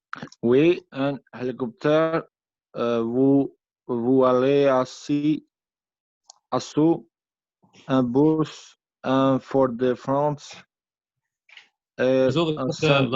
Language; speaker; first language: French; non-native, learner; Albanian